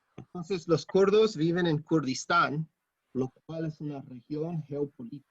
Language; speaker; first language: Spanish; non-native, fluent; English